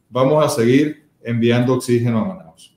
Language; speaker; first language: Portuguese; non-native, fluent; Spanish